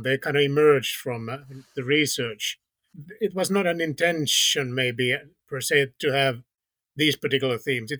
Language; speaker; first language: English; non-native, fluent; Finnish